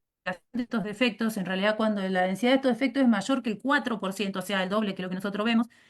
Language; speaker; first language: Spanish; native; Spanish